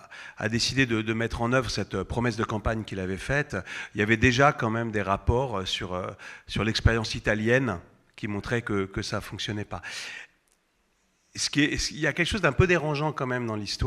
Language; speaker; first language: French; native; French